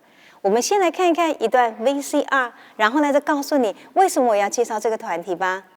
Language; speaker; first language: Chinese; native; Chinese